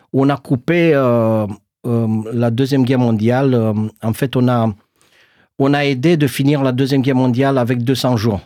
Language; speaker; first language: French; non-native, fluent; Romanian